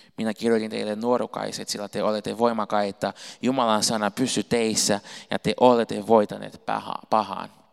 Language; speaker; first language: Finnish; non-native, fluent; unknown